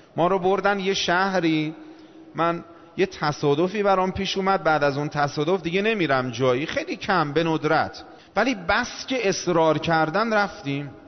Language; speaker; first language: Persian; non-native, local second language; Azerbaijani